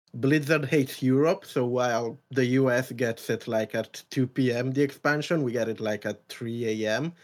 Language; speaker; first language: English; non-native, fluent; Italian